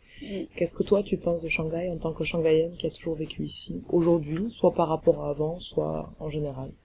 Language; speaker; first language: French; native; French